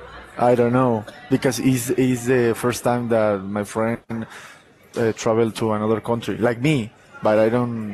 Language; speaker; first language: English; non-native, learner; Spanish